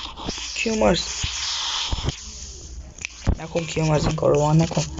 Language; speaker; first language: Persian; native; Persian